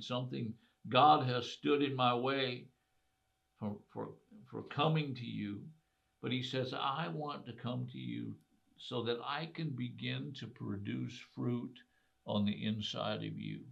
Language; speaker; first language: English; native; English